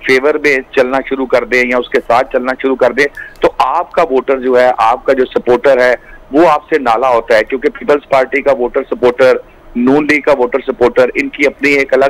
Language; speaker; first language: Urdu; non-native, local second language; Punjabi